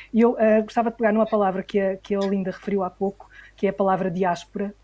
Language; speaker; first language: Portuguese; native; Portuguese